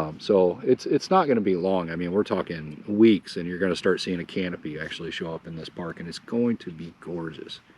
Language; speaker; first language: English; native; English